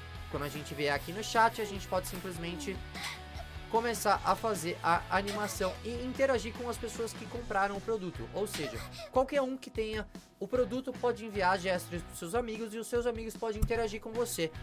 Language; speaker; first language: Portuguese; native; Portuguese